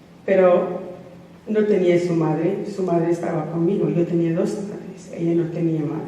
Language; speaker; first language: Spanish; non-native, fluent; English